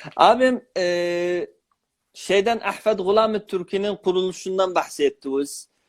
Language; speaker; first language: Turkish; native; Turkish